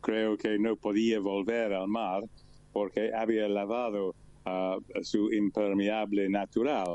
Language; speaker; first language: Spanish; non-native, learner; English